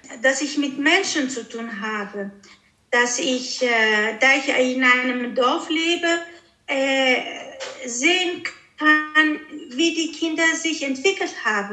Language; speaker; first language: German; early bilingual, heritage; Greek